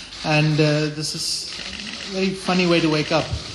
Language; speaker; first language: English; non-native, local second language; Tamil